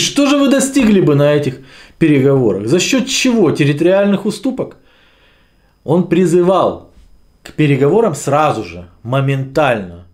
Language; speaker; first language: Russian; native; Russian